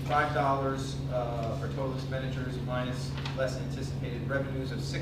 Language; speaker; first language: English; native; English